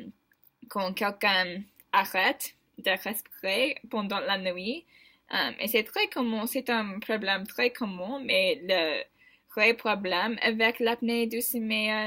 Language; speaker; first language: French; non-native, learner; English